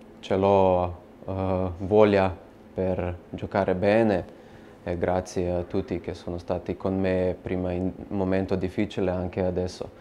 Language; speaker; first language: Italian; non-native, fluent; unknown